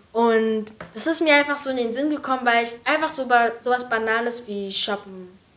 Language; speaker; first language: German; early bilingual, other home language; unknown